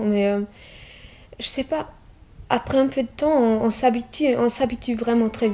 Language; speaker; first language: French; non-native, fluent; German